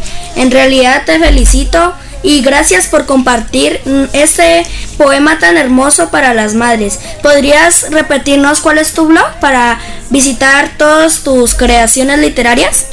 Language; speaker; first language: Spanish; native; Spanish